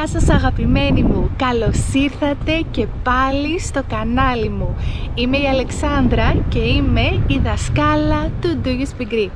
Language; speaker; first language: Greek; native; Greek